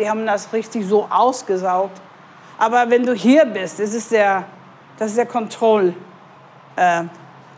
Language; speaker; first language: German; non-native, fluent; English